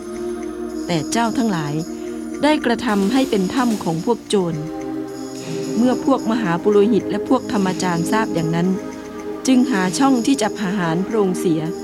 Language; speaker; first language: Thai; native; Thai